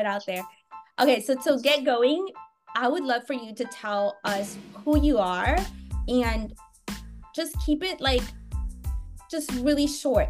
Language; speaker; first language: English; native; English